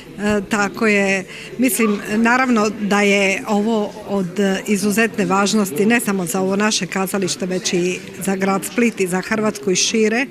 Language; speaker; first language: Croatian; native; Croatian